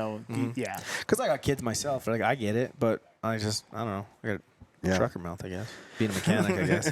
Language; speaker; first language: English; native; English